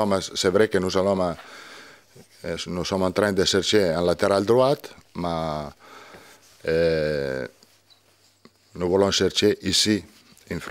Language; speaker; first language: French; non-native, learner; Italian